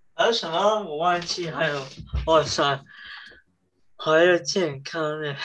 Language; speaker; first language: Chinese; early bilingual, heritage; English